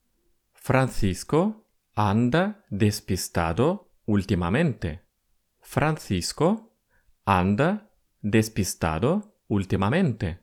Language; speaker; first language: Spanish; non-native, fluent; Russian